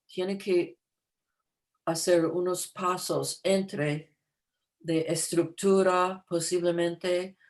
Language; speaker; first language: Spanish; non-native, fluent; English